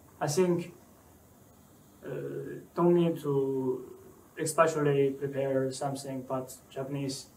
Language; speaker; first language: English; non-native, learner; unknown